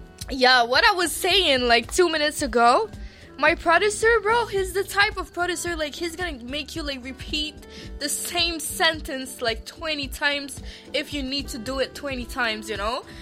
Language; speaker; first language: English; non-native, local second language; French